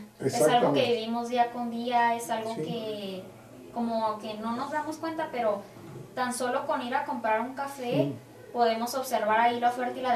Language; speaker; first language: Spanish; native; Spanish